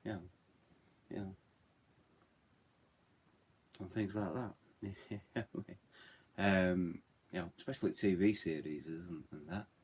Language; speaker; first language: English; native; English